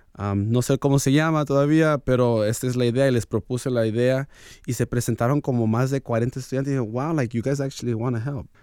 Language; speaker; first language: Spanish; early bilingual, heritage; Spanish